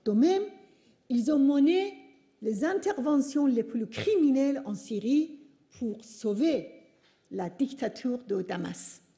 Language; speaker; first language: French; non-native, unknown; Persian